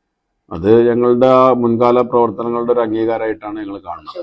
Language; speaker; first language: Malayalam; native; Malayalam